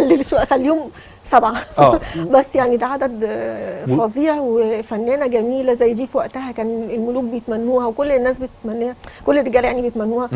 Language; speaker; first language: Arabic; native; Arabic